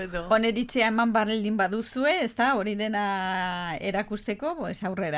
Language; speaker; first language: Basque; native; Basque